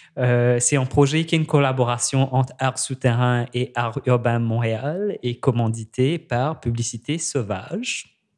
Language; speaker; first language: French; native; French